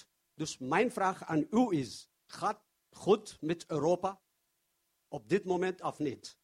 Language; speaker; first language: Dutch; non-native, fluent; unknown